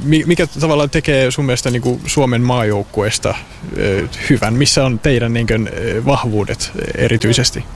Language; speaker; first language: Finnish; native; Finnish